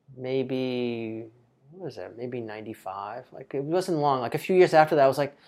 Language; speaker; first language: English; native; English